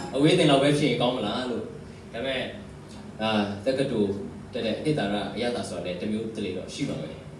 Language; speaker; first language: Burmese; non-native, local second language; Tedim Chin